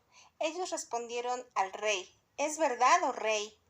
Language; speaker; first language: Spanish; native; Spanish